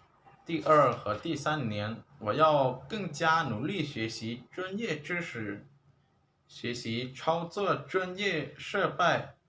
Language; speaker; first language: Chinese; non-native, learner; Lao